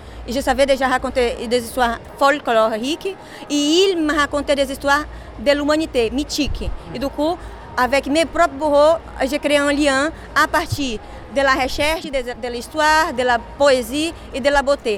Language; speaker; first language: French; non-native, fluent; Portuguese